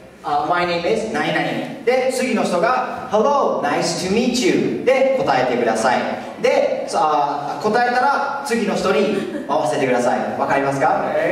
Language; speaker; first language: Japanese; native; Japanese